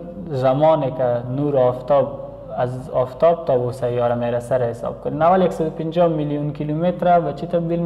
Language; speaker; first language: Persian; native; Persian